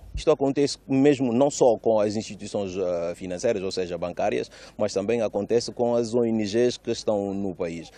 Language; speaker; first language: Portuguese; non-native, local second language; Upper Guinea Crioulo